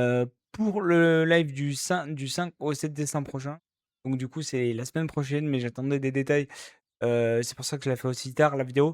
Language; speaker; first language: French; native; French